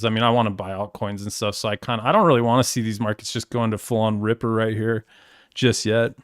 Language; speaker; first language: English; native; English